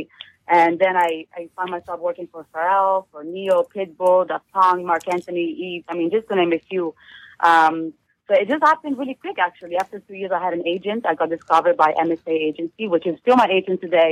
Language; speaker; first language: English; non-native, fluent; Italian